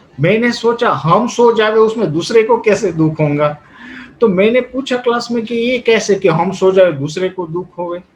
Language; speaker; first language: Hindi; non-native, fluent; Gujarati